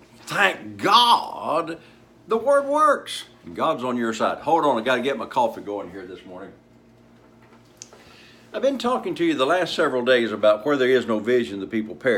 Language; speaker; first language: English; native; English